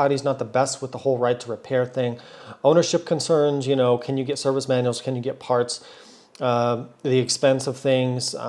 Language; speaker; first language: English; native; English